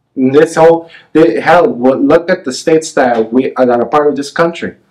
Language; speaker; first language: English; native; English